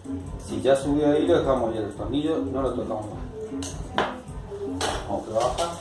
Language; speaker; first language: Spanish; native; Spanish